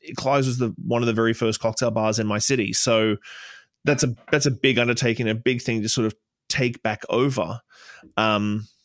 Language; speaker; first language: English; native; English